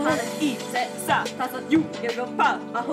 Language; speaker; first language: Korean; non-native, learner; English